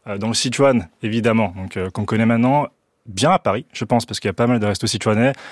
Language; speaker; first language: French; early bilingual, other home language; Chinese